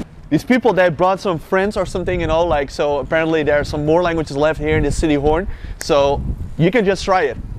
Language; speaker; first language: English; non-native, fluent; Dutch